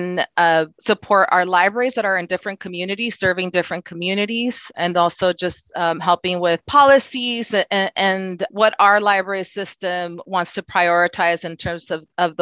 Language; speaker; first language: English; non-native, fluent; Spanish